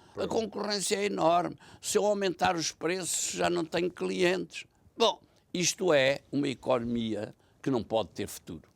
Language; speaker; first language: Portuguese; native; Portuguese